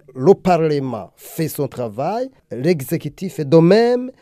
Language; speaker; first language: French; non-native, local second language; Rundi